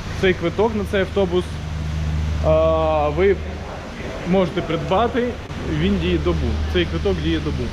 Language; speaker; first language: Ukrainian; non-native, local second language; Russian